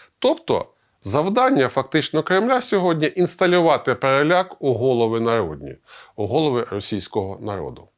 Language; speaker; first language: Ukrainian; native; Ukrainian